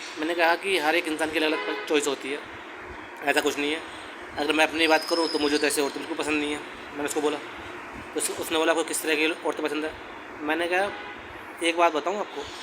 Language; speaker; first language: Hindi; native; Hindi